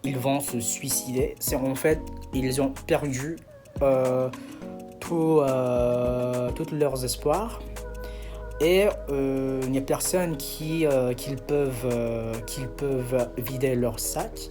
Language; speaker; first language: French; non-native, fluent; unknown